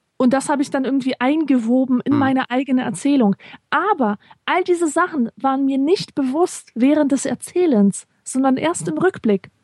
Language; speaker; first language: German; early bilingual, other home language; Polish